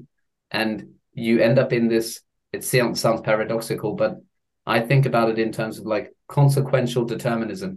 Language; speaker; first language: English; native; English